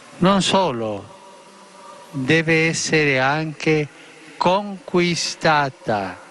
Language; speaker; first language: Italian; early bilingual, heritage; Spanish